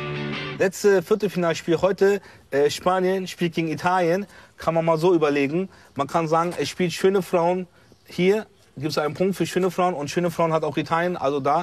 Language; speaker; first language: German; non-native, learner; Turkish